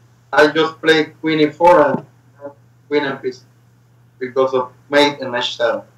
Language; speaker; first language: English; non-native, learner; Spanish